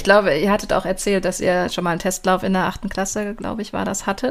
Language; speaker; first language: German; native; German